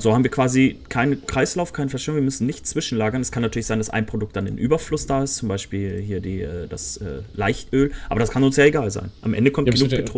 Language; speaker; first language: German; native; German